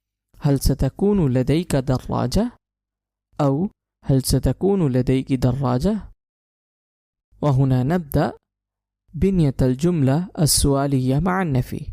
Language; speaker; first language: Arabic; non-native, fluent; Urdu